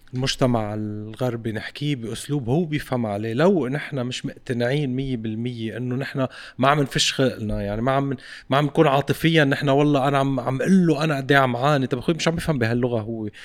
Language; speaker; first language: Arabic; native; Arabic